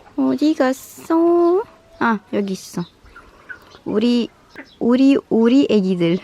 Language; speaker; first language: Korean; non-native, fluent; Russian